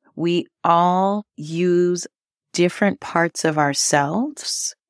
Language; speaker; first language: English; early bilingual, other home language; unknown